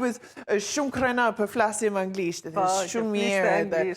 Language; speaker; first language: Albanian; non-native, learner; English